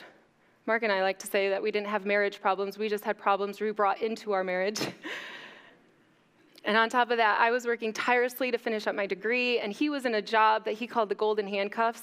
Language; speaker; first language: English; native; English